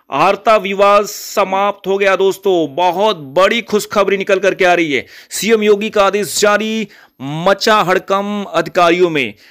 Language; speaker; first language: Hindi; native; Hindi